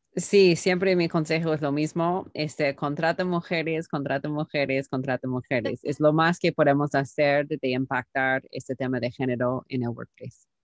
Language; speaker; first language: Spanish; non-native, fluent; English